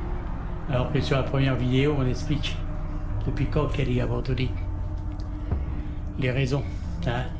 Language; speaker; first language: French; native; French